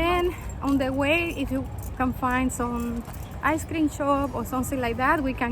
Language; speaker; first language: English; non-native, fluent; Spanish